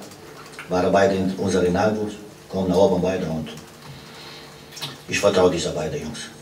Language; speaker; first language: German; non-native, fluent; Romanian